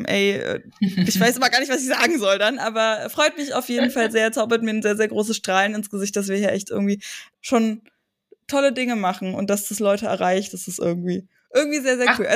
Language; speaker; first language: German; native; German